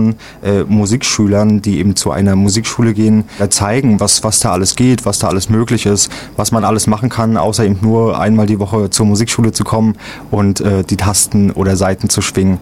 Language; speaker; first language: German; native; German